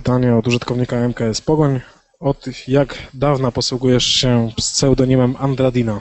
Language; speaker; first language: Polish; native; Polish